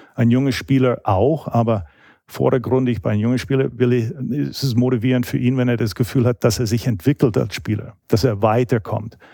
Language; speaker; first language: German; non-native, fluent; English